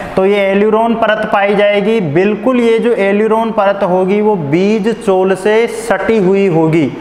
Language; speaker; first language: Hindi; native; Hindi